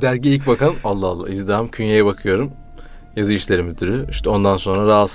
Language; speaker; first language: Turkish; native; Turkish